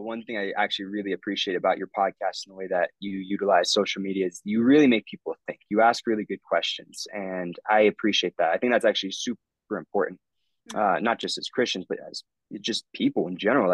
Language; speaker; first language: English; native; English